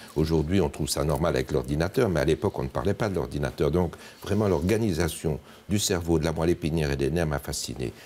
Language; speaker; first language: French; native; French